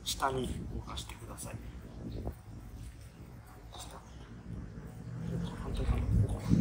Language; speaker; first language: Japanese; non-native, fluent; Thai